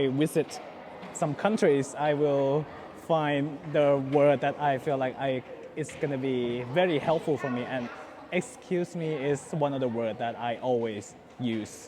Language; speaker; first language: English; non-native, learner; Thai